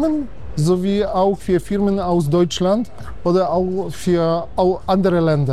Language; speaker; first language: German; non-native, fluent; Polish